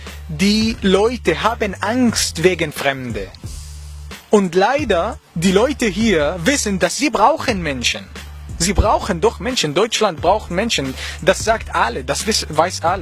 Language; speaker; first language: German; non-native, learner; Arabic